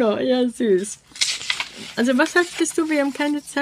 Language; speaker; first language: German; native; German